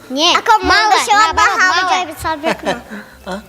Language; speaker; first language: Russian; non-native, local second language; Tajik